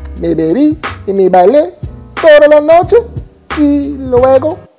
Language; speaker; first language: Spanish; non-native, learner; English